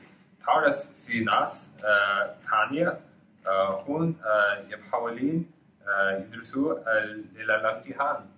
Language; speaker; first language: Arabic; non-native, learner; English